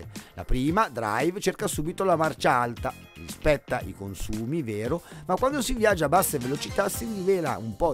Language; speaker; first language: Italian; native; Italian